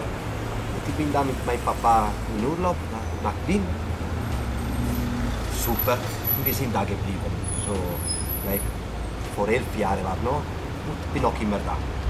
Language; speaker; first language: German; non-native, learner; Italian